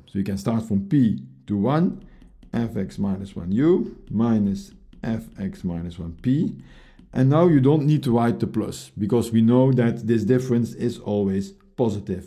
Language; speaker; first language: English; non-native, fluent; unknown